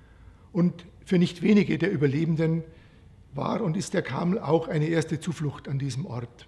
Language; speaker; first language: German; native; German